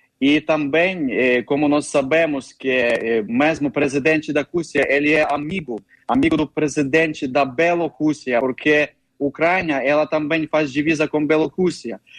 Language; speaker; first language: Portuguese; non-native, learner; Ukrainian